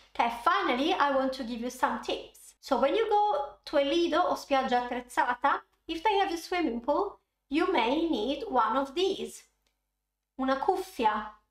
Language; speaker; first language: English; non-native, fluent; Italian